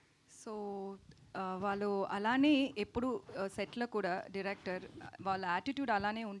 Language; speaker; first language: Telugu; non-native, learner; Tamil